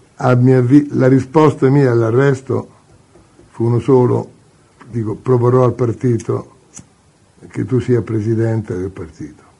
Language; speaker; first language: Italian; native; Italian